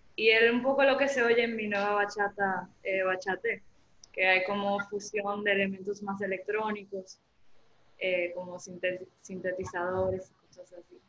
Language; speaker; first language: Spanish; early bilingual, other home language; French